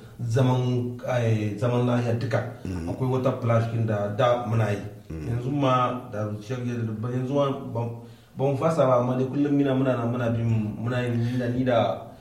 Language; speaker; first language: Hausa; native; Hausa